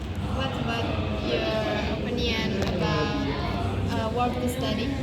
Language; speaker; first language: English; non-native, learner; Indonesian